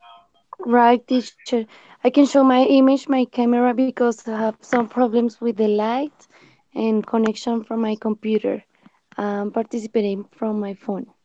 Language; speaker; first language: English; non-native, learner; Spanish